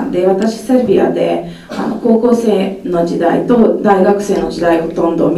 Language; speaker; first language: Japanese; non-native, fluent; Serbian